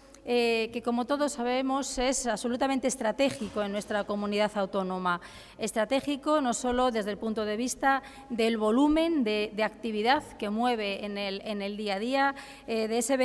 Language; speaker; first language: Spanish; native; Spanish